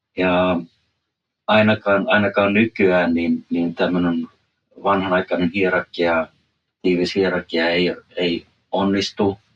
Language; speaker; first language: Finnish; early bilingual, heritage; Finnish